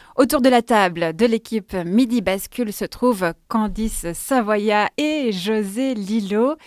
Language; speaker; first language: French; native; French